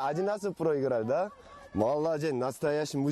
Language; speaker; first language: Russian; non-native, learner; Korean